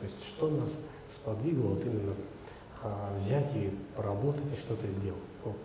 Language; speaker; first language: Russian; native; Russian